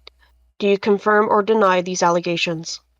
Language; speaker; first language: English; native; English